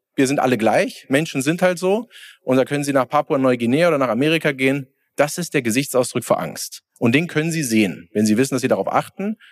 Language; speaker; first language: German; native; German